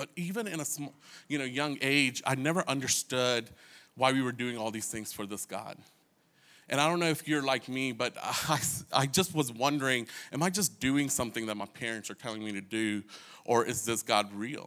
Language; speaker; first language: English; early bilingual, other home language; Hindi